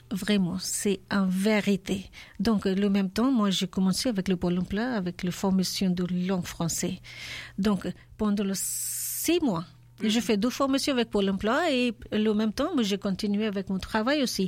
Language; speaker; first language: French; non-native, learner; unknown